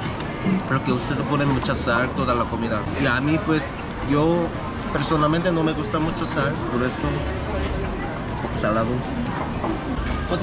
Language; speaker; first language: Spanish; non-native, learner; Korean